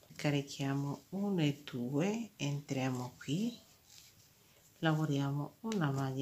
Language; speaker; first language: Italian; non-native, fluent; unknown